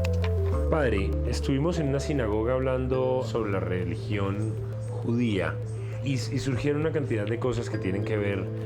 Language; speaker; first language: Spanish; native; Spanish